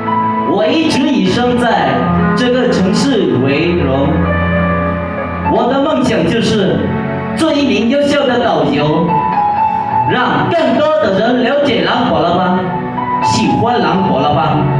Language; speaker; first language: Chinese; non-native, learner; Lao